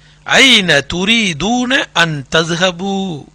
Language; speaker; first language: Arabic; non-native, fluent; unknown